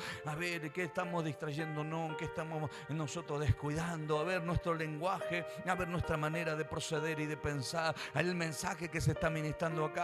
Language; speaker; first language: Spanish; native; Spanish